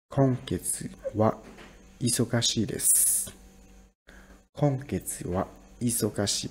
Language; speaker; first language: Japanese; non-native, fluent; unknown